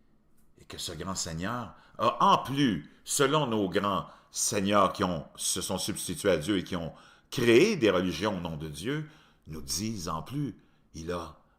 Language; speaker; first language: French; native; French